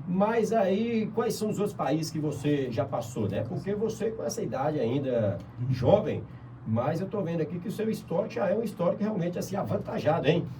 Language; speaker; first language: Portuguese; native; Portuguese